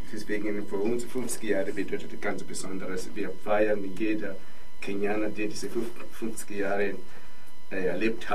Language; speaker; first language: German; non-native, fluent; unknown